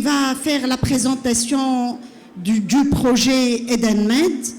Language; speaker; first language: French; non-native, local second language; Arabic